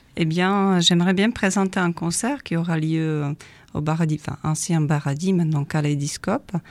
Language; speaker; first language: French; non-native, fluent; Czech